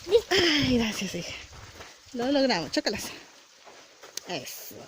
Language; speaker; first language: Spanish; native; Spanish